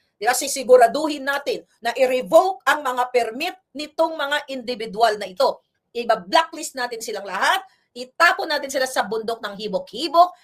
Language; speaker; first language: Filipino; non-native, local second language; Cebuano